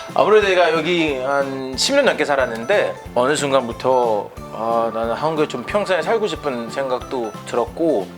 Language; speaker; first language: Korean; non-native, fluent; Akan